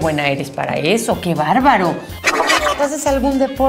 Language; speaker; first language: Spanish; native; Spanish